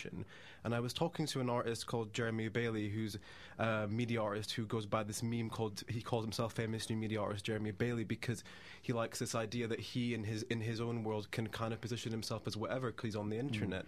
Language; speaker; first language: English; native; English